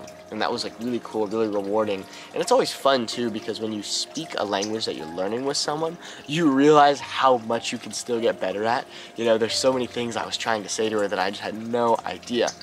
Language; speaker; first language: English; native; English